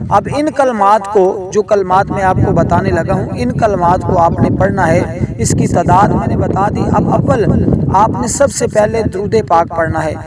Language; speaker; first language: Urdu; non-native, local second language; Punjabi